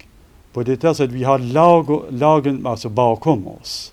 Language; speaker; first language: Swedish; non-native, fluent; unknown